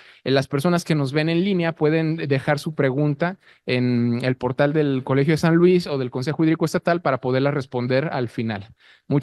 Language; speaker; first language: Spanish; native; Spanish